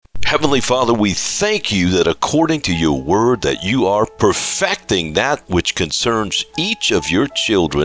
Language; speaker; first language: English; native; English